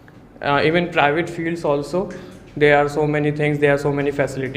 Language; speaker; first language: English; non-native, local second language; Hindi